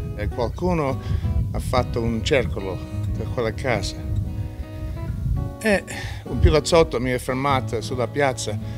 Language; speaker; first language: Italian; non-native, learner; English